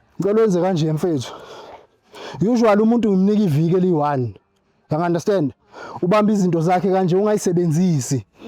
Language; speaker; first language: Zulu; native; Zulu